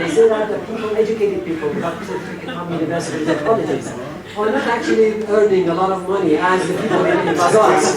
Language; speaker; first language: English; non-native, fluent; Persian